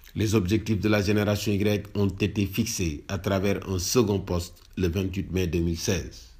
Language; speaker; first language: French; non-native, local second language; Wolof